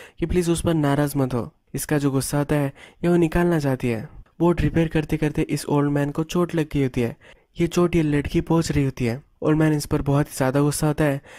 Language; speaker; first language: Hindi; native; Hindi